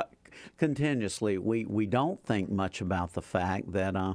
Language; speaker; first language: English; native; English